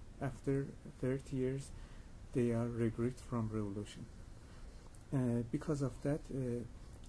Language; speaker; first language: English; non-native, learner; Persian